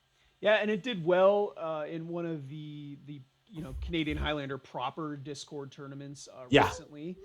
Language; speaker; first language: English; native; English